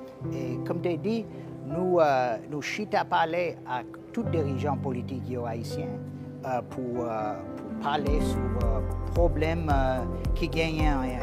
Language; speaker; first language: Haitian Creole; non-native, fluent; English